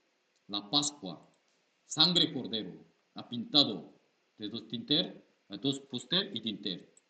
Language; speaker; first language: Spanish; non-native, learner; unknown